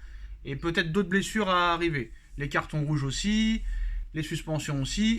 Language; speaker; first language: French; native; French